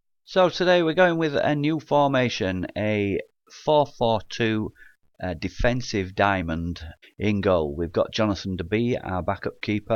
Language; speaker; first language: English; native; English